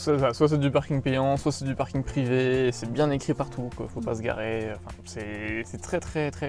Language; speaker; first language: French; native; French